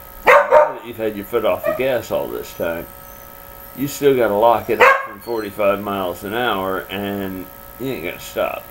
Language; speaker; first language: English; native; English